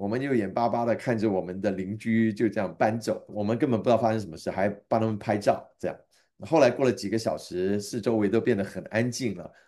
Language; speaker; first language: Chinese; native; Chinese